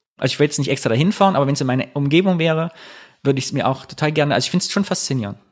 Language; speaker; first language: German; native; German